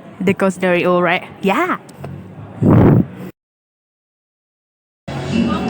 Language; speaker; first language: English; non-native, learner; Thai